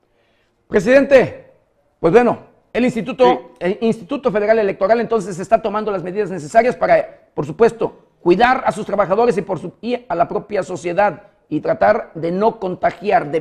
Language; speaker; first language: Spanish; native; Spanish